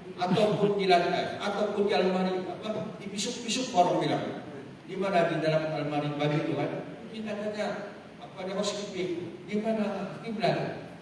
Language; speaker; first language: Malay; native; Malay